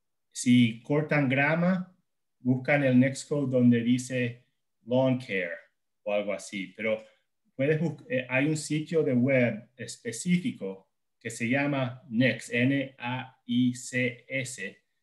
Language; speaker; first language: Spanish; non-native, fluent; English